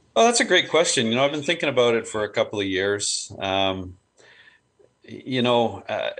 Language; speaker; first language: English; native; English